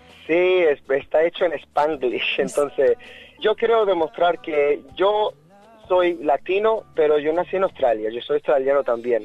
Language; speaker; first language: Spanish; early bilingual, heritage; Spanish